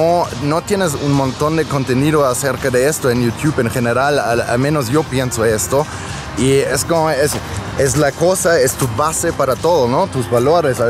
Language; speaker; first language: Spanish; non-native, fluent; German